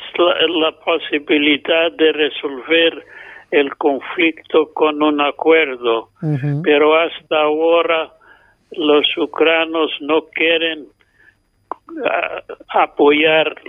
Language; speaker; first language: Spanish; non-native, fluent; English